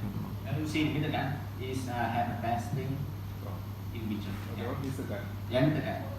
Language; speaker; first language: English; non-native, learner; Vietnamese